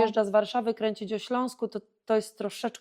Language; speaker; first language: Polish; native; Polish